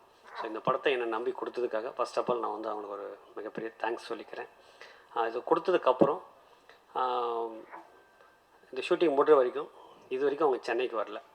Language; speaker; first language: Tamil; native; Tamil